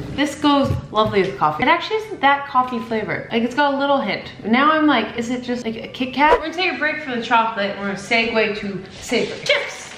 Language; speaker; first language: English; native; English